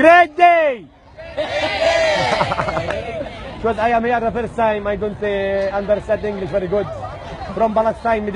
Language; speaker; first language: English; non-native, learner; Arabic